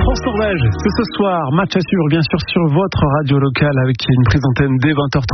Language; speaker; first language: French; native; French